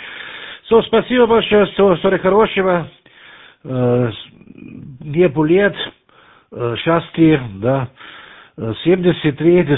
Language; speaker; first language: Russian; non-native, learner; German